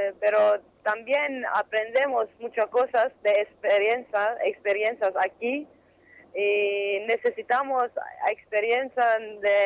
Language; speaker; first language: Spanish; non-native, learner; Kurdish